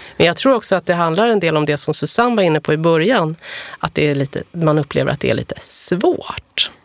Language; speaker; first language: Swedish; native; Swedish